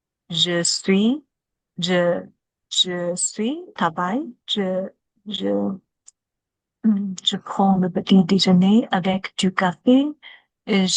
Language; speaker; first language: French; non-native, learner; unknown